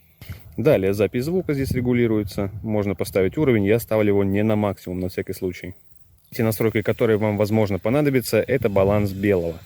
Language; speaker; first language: Russian; native; Russian